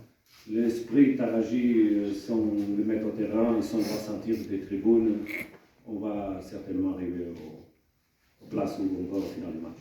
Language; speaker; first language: French; non-native, fluent; Portuguese